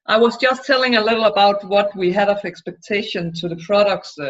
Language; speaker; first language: English; non-native, fluent; Danish